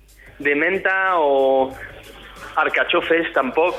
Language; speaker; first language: Catalan; non-native, fluent; French